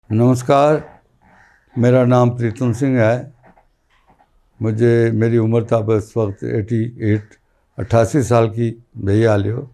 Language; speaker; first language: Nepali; non-native, learner; Punjabi